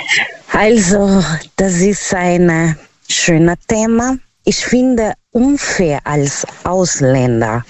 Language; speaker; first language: German; non-native, learner; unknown